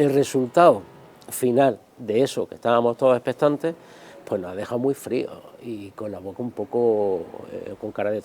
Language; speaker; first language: Spanish; native; Spanish